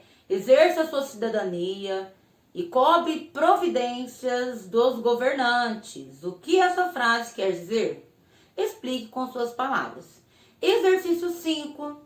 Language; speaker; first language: Portuguese; native; Portuguese